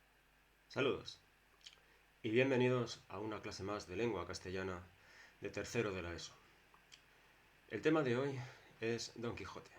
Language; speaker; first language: Spanish; native; Spanish